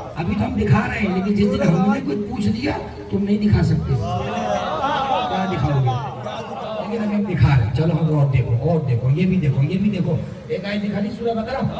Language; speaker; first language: Urdu; native; Urdu